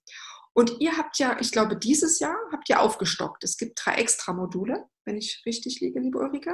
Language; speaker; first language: German; native; German